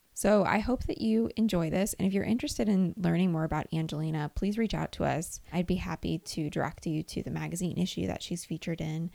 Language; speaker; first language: English; native; English